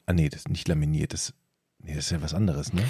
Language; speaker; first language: German; native; German